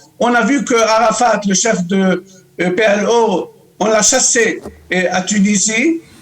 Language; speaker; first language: French; non-native, local second language; Arabic